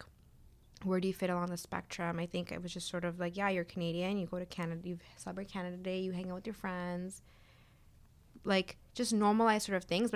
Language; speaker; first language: English; native; English